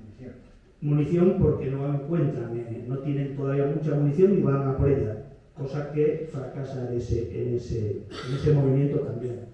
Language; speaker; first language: Spanish; native; Spanish